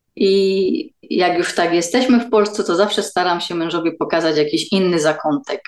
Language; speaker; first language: Polish; native; Polish